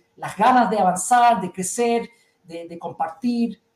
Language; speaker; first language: Spanish; early bilingual, heritage; German